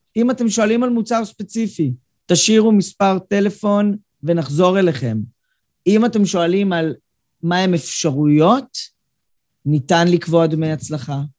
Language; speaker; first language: Hebrew; native; Hebrew